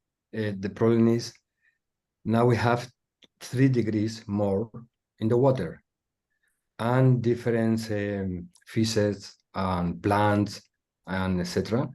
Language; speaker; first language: English; non-native, learner; Spanish